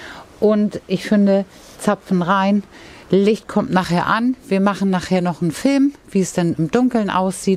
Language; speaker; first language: German; native; German